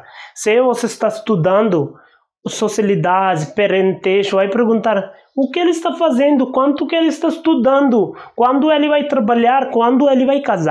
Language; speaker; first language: Portuguese; non-native, learner; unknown